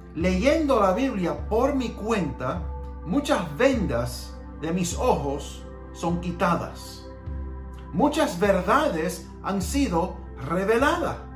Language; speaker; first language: Spanish; early bilingual, heritage; Spanish